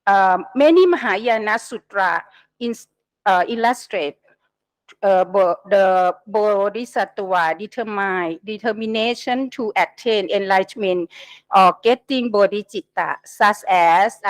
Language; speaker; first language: English; non-native, learner; Thai